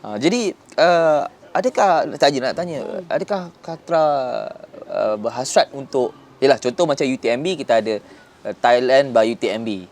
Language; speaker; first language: Malay; native; Malay